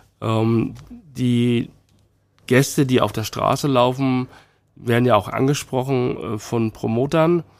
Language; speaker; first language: German; early bilingual, other home language; Chinese